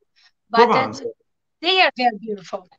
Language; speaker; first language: English; non-native, learner; Portuguese